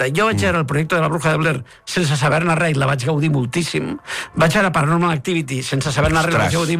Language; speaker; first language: Catalan; native; Catalan